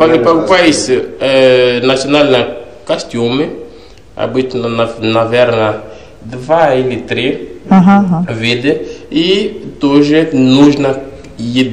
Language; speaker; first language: Russian; non-native, learner; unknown